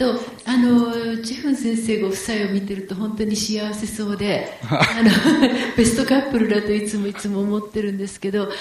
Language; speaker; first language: Japanese; native; Japanese